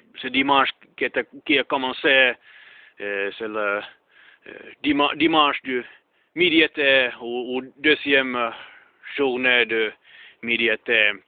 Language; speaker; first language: French; non-native, learner; Finnish